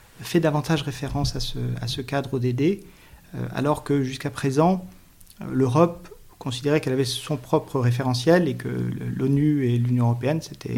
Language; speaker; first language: French; native; French